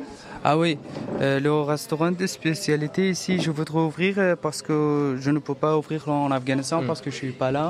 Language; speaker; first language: French; non-native, learner; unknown